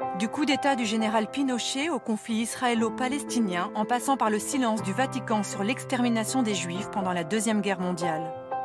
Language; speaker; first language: French; native; French